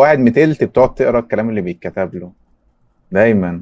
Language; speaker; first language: Arabic; native; Arabic